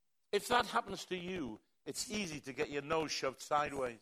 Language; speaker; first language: English; native; English